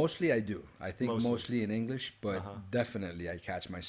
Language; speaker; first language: English; early bilingual, other home language; Spanish